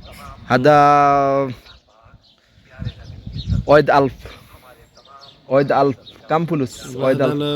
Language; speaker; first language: Arabic; non-native, learner; Bangla